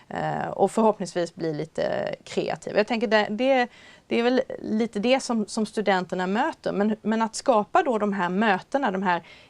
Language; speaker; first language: Swedish; native; Swedish